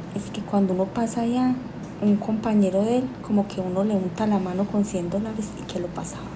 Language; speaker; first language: Spanish; native; Spanish